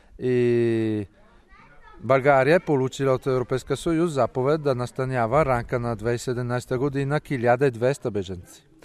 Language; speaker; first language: Bulgarian; non-native, fluent; Italian